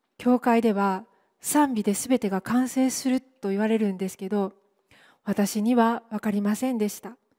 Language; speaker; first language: Japanese; native; Japanese